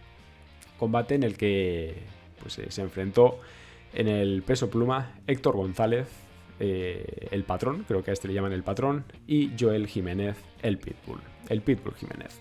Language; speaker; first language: Spanish; native; Spanish